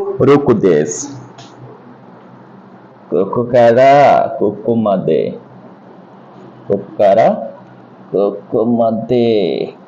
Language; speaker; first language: Japanese; non-native, learner; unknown